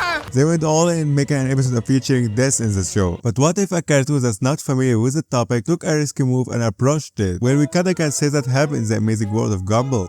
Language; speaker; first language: English; non-native, fluent; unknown